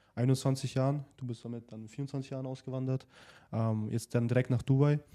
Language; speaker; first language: German; native; German